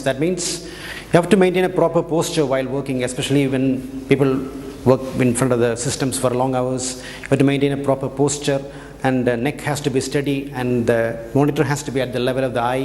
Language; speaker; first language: English; non-native, local second language; Malayalam